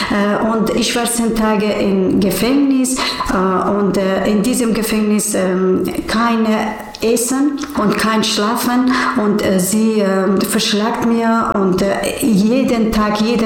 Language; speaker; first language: German; non-native, learner; Persian